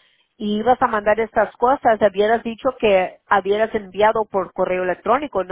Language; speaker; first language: Spanish; early bilingual, heritage; Spanish